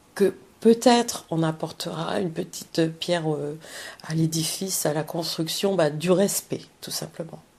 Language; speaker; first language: French; early bilingual, other home language; Vietnamese